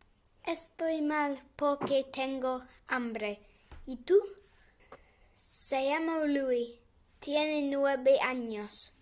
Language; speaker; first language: Spanish; non-native, learner; English